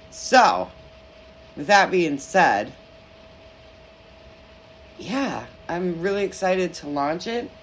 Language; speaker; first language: English; native; English